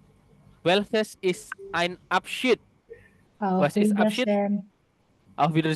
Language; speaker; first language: German; non-native, learner; Indonesian